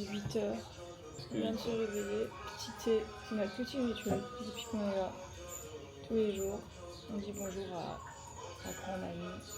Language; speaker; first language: French; native; French